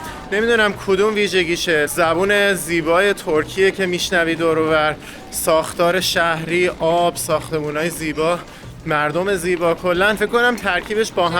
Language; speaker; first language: Persian; native; Persian